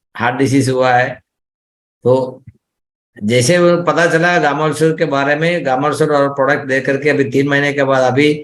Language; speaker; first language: Hindi; non-native, local second language; Malayalam